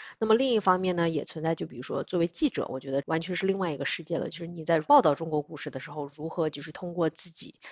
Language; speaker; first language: Chinese; native; Chinese